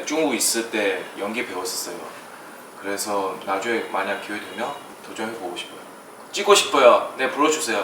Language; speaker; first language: Korean; non-native, fluent; Chinese